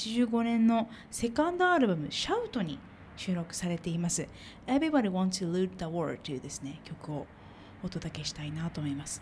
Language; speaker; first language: Japanese; native; Japanese